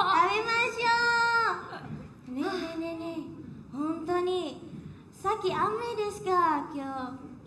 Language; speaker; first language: Japanese; non-native, learner; Indonesian